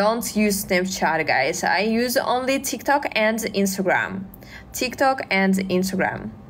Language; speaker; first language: English; non-native, learner; Russian